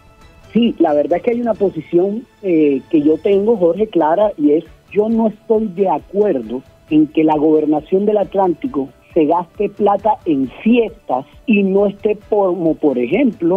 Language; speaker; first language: Spanish; native; Spanish